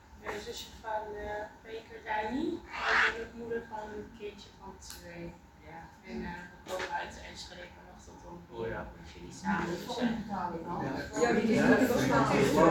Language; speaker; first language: Dutch; non-native, local second language; Lingala